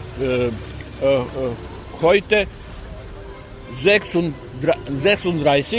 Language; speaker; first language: German; non-native, learner; Serbian